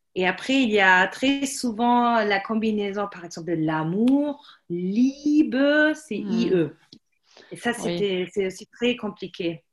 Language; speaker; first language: French; non-native, fluent; German